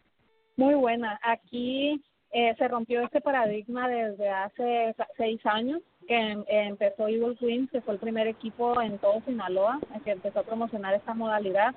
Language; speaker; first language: Spanish; native; Spanish